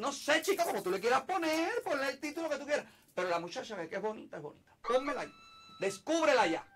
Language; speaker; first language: Spanish; native; Spanish